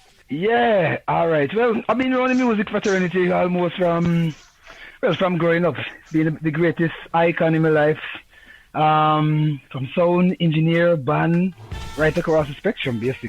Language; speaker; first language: English; native; English